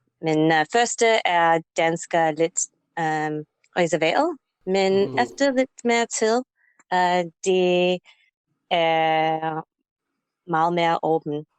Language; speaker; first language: Danish; non-native, learner; English